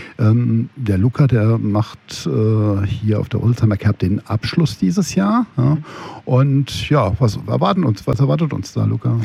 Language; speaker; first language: German; native; German